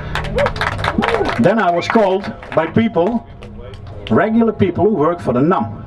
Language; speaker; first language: English; non-native, fluent; Dutch